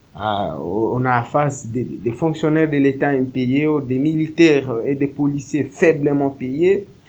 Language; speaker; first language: French; non-native, local second language; Swahili